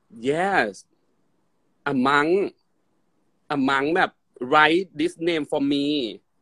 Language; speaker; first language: English; non-native, learner; Thai